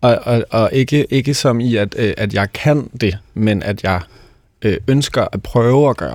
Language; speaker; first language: Danish; native; Danish